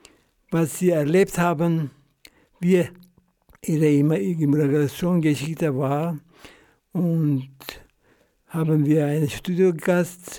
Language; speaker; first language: German; non-native, fluent; Central Kurdish